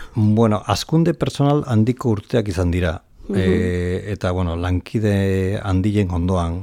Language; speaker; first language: Basque; non-native, local second language; Spanish